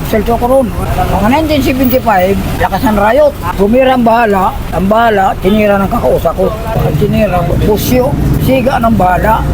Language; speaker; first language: Filipino; non-native, local second language; Waray